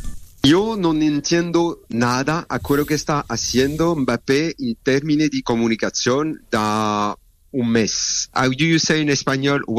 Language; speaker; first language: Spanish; non-native, learner; French